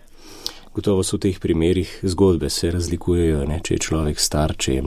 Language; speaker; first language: Slovenian; native; Slovenian